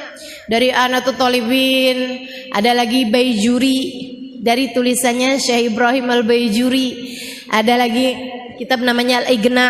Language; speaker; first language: Indonesian; native; Indonesian